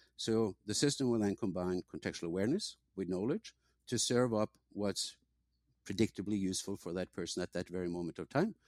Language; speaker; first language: English; non-native, fluent; Norwegian